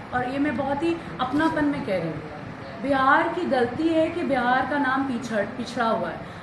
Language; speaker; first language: Hindi; native; Hindi